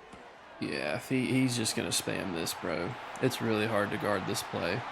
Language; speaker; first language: English; native; English